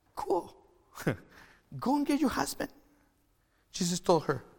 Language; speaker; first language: English; non-native, fluent; Spanish